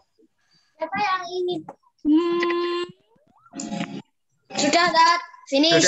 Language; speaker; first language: Malay; native; Malay